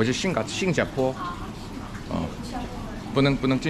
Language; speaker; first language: Chinese; non-native, learner; Korean